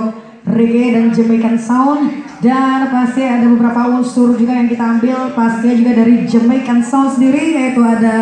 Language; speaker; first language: Indonesian; native; Indonesian